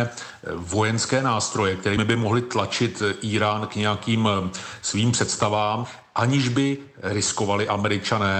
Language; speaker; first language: Czech; native; Czech